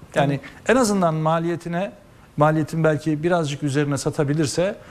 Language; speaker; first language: Turkish; native; Turkish